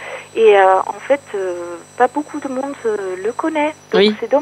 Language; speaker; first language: French; non-native, fluent; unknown